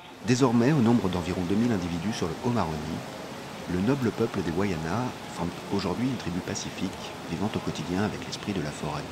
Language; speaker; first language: French; native; French